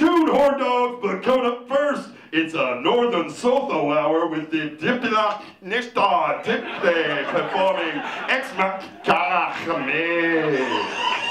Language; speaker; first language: English; native; English